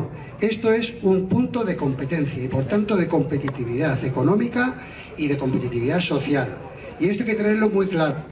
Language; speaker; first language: Spanish; native; Spanish